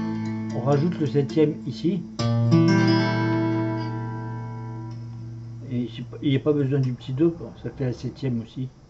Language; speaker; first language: French; native; French